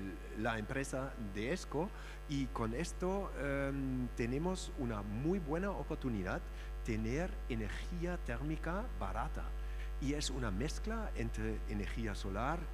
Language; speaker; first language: Spanish; non-native, fluent; German